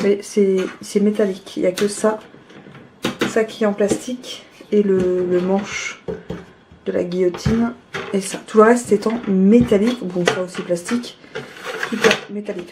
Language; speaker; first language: French; native; French